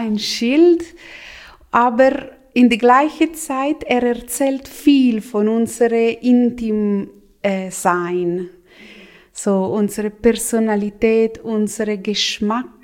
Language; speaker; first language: German; non-native, local second language; Italian